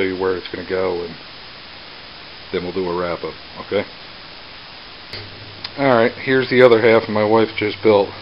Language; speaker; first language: English; native; English